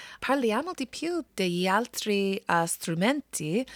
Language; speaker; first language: Italian; non-native, learner; English